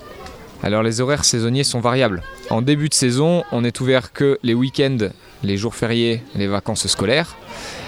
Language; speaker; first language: French; native; French